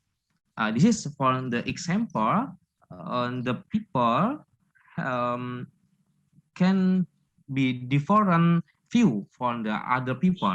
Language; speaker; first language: English; non-native, learner; Indonesian